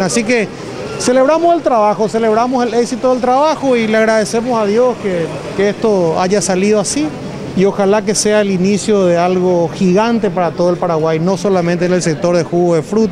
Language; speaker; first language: Spanish; native; Spanish